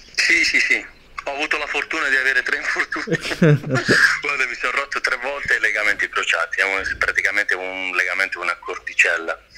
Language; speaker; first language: Italian; native; Italian